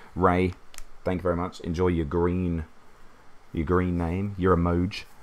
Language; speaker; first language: English; native; English